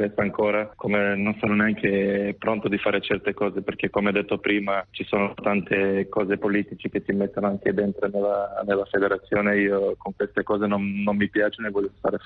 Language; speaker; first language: Italian; non-native, fluent; Macedonian